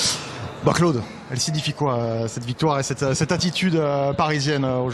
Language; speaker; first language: French; native; French